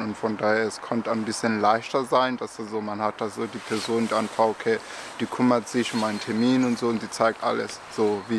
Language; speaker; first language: German; non-native, fluent; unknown